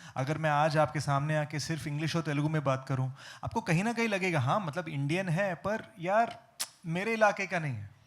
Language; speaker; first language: Hindi; non-native, fluent; Telugu